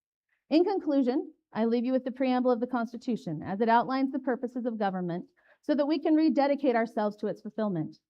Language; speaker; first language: English; native; English